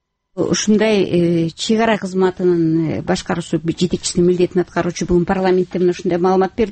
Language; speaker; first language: Kyrgyz; native; Kyrgyz